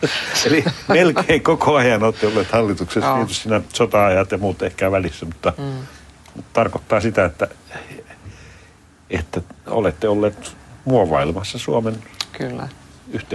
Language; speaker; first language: Finnish; native; Finnish